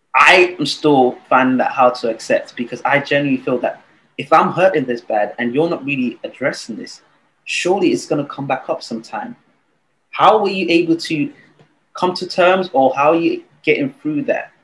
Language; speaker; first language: English; non-native, local second language; Yoruba